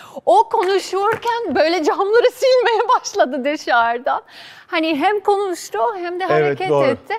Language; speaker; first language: Turkish; non-native, fluent; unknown